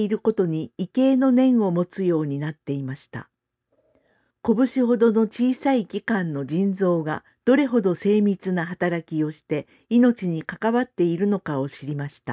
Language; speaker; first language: Japanese; non-native, fluent; Korean